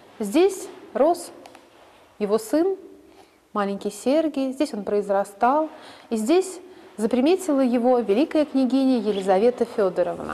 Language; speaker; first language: Russian; native; Russian